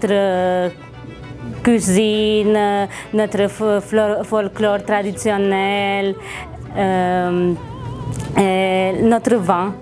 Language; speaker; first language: French; non-native, learner; Romanian